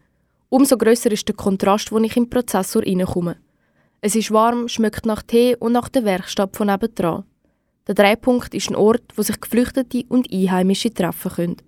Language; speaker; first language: German; native; German